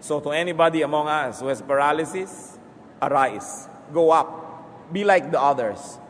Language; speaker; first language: English; non-native, local second language; Filipino